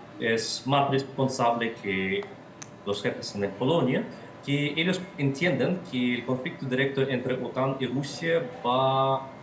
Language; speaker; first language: Spanish; non-native, fluent; Russian